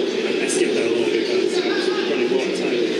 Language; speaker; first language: English; native; English